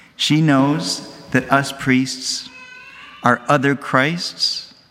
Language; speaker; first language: English; native; English